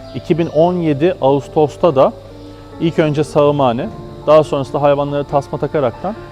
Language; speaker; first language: Turkish; native; Turkish